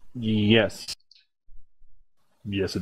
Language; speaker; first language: English; native; English